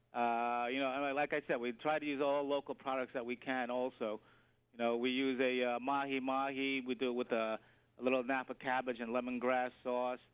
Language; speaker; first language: English; native; English